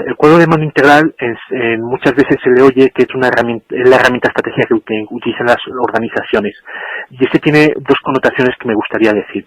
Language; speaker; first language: Spanish; native; Spanish